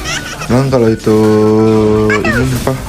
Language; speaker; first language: Indonesian; native; Indonesian